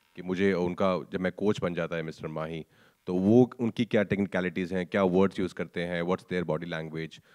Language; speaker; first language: Hindi; native; Hindi